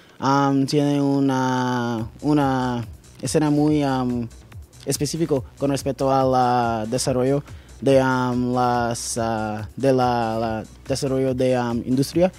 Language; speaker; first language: Spanish; non-native, learner; English